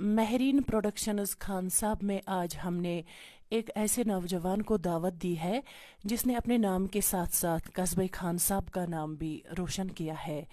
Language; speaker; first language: Urdu; non-native, local second language; Kashmiri